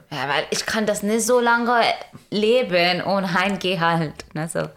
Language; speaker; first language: German; non-native, learner; Hindi